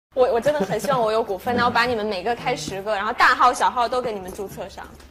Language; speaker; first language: Chinese; native; Chinese